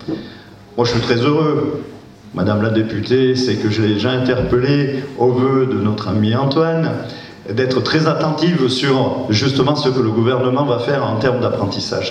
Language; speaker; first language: French; native; French